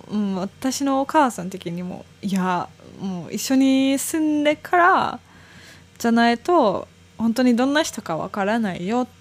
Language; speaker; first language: Japanese; non-native, fluent; German